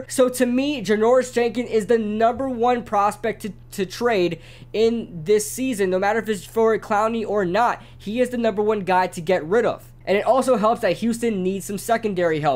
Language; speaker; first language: English; native; English